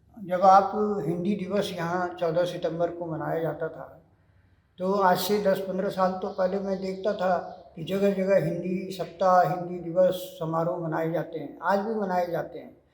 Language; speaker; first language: Hindi; native; Hindi